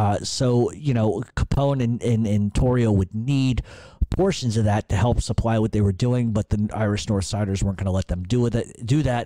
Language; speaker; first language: English; native; English